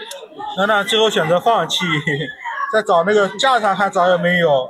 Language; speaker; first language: Chinese; native; Chinese